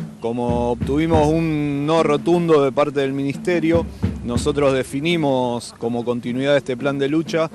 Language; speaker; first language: Spanish; native; Spanish